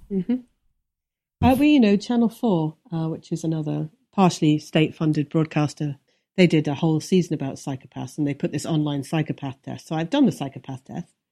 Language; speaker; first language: English; native; English